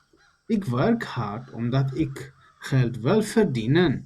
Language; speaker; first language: Dutch; non-native, learner; Tigrinya